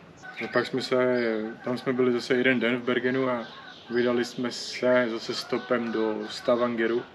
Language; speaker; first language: Czech; native; Czech